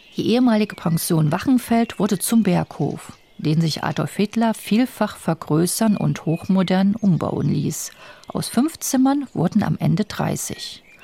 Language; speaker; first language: German; native; German